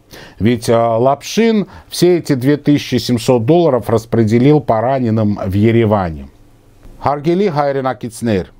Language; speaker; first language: Russian; native; Russian